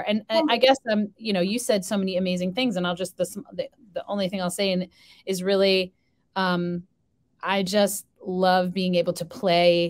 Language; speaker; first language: English; native; English